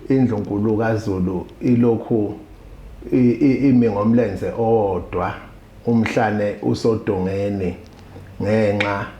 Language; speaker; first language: Zulu; native; Zulu